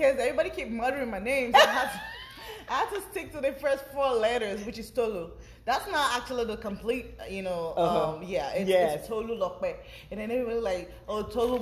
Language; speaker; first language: English; non-native, local second language; Yoruba